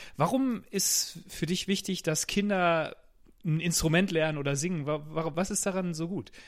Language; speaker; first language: German; native; German